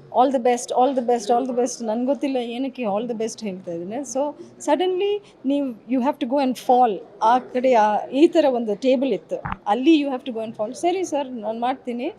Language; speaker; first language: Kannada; early bilingual, heritage; English